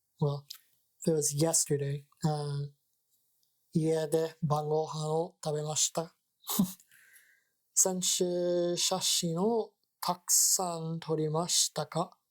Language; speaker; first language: Japanese; non-native, learner; English